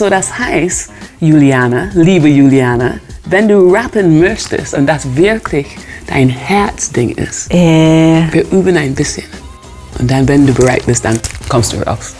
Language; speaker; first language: German; non-native, fluent; English